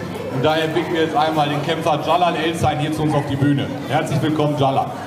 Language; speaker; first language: German; native; German